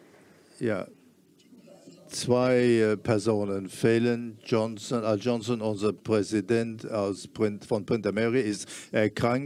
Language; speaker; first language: German; non-native, fluent; French